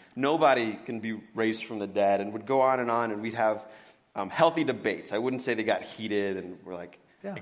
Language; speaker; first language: English; native; English